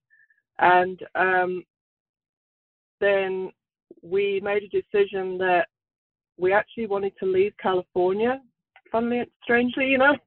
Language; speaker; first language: English; native; English